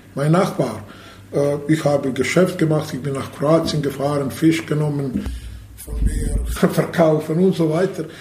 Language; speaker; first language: German; non-native, learner; Bosnian